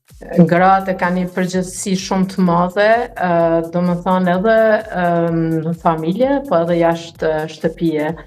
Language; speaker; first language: Albanian; early bilingual, heritage; Albanian